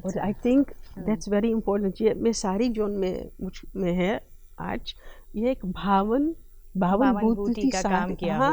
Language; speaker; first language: Hindi; early bilingual, heritage; Dutch